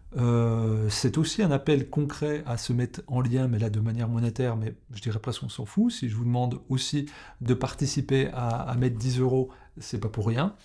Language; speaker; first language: French; native; French